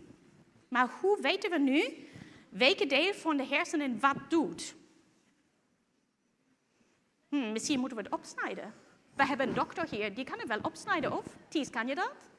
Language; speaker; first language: Dutch; non-native, fluent; German